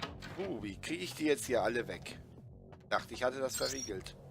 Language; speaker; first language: German; native; German